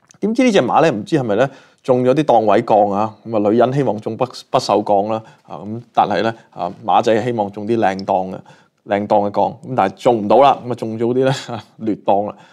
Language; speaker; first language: Chinese; non-native, local second language; Cantonese